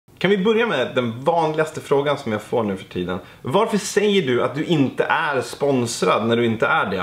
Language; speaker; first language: Swedish; native; Swedish